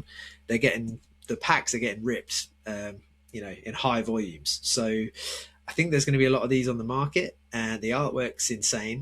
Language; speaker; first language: English; native; English